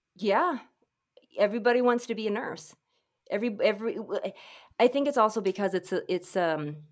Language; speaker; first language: English; early bilingual, other home language; Filipino